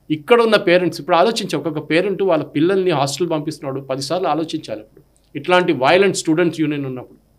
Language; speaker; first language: Telugu; non-native, local second language; Malayalam